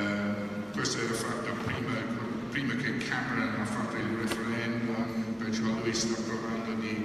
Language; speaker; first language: Italian; non-native, fluent; English